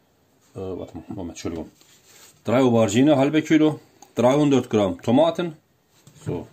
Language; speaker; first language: German; non-native, learner; Turkish